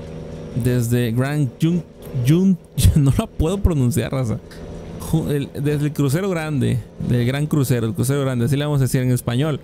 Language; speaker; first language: Spanish; native; Spanish